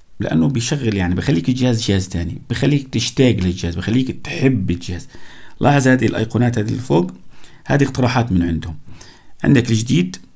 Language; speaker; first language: Arabic; native; Arabic